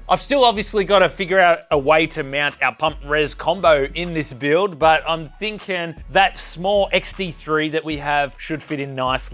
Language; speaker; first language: English; native; English